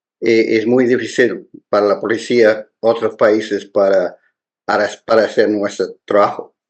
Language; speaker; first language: Spanish; non-native, learner; English